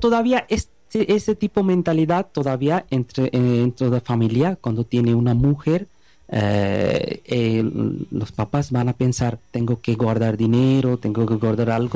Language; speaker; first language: Spanish; non-native, learner; Bangla